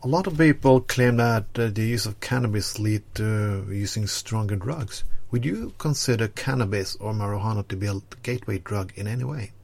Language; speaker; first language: English; non-native, fluent; Norwegian